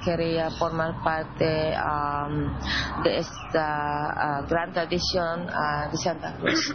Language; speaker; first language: Spanish; non-native, learner; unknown